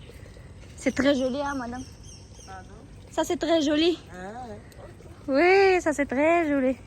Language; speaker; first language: French; non-native, learner; Kazakh